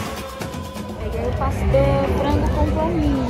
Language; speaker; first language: Portuguese; early bilingual, heritage; English